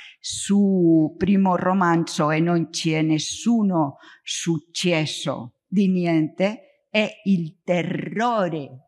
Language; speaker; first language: Italian; non-native, learner; Spanish